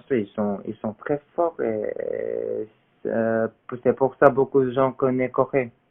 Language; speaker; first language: French; non-native, learner; Korean